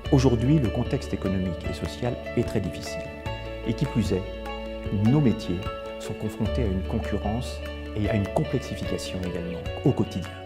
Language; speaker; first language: French; native; French